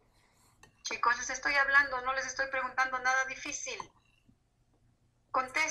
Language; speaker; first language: Spanish; native; Spanish